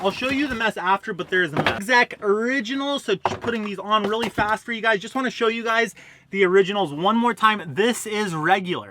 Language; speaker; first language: English; native; English